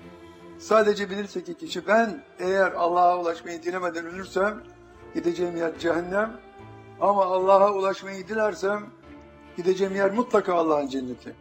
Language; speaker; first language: Turkish; native; Turkish